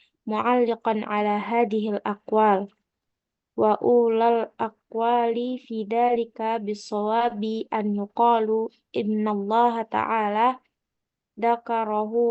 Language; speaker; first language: Arabic; non-native, learner; Indonesian